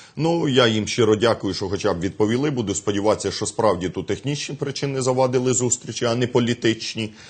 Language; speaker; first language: Ukrainian; native; Ukrainian